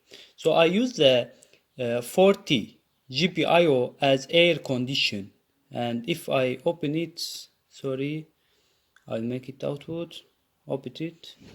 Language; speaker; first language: English; non-native, learner; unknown